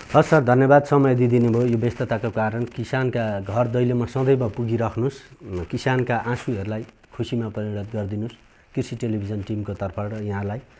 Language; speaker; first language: Nepali; native; Nepali